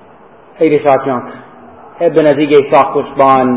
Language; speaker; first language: Hungarian; non-native, fluent; English